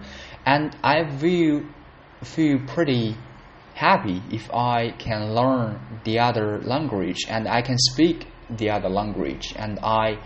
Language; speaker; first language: English; non-native, learner; Chinese